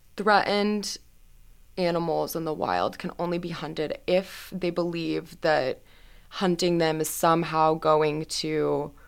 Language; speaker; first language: English; native; English